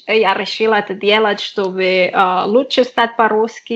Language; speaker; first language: Russian; non-native, learner; Catalan